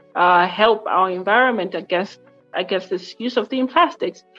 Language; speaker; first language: English; non-native, local second language; Nyanja